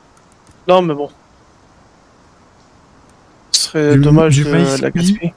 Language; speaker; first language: French; native; French